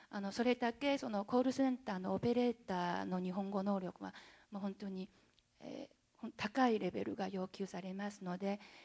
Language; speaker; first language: Japanese; non-native, fluent; Chinese